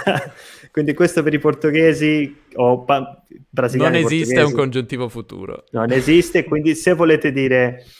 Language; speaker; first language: Italian; non-native, fluent; Portuguese